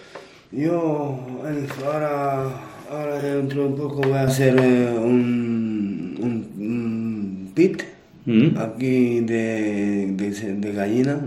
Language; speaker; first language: Spanish; non-native, fluent; Romanian